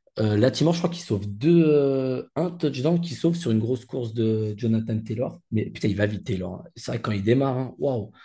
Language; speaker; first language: French; native; French